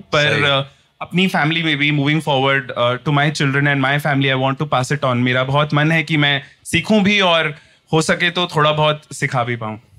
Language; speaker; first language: Hindi; native; Hindi